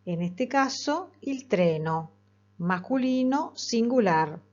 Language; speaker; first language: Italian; non-native, fluent; Spanish